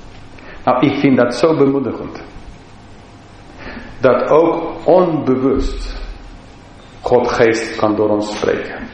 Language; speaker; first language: Dutch; non-native, fluent; English